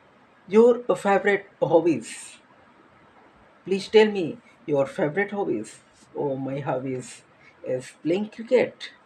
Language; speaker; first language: English; non-native, learner; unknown